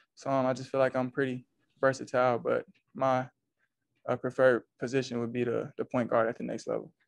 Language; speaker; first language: English; native; English